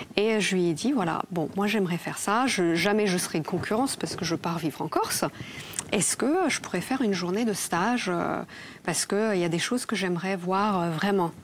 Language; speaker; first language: French; non-native, fluent; Polish